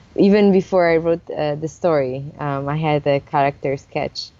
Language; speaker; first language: English; non-native, fluent; Italian